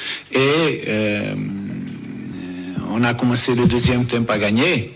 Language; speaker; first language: French; non-native, learner; Portuguese